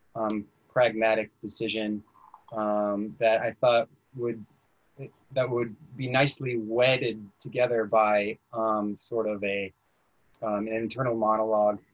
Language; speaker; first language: English; native; English